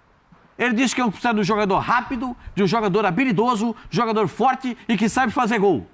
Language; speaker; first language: Portuguese; native; Portuguese